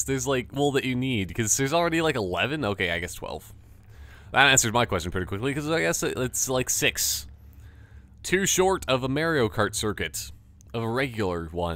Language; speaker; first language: English; native; English